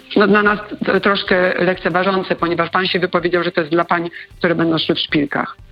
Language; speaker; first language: Polish; native; Polish